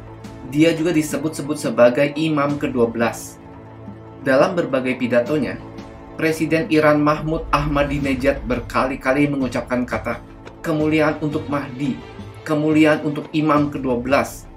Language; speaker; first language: Indonesian; native; Indonesian